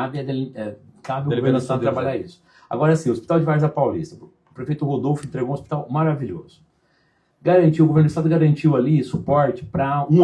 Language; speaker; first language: Portuguese; native; Portuguese